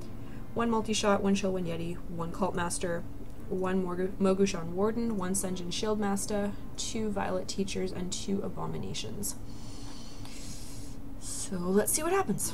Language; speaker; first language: English; native; English